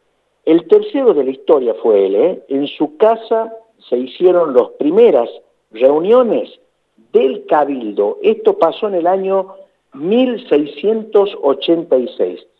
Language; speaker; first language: Spanish; native; Spanish